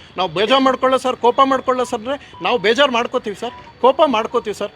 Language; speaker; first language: Kannada; native; Kannada